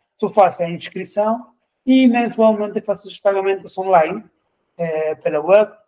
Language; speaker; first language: Portuguese; non-native, fluent; Spanish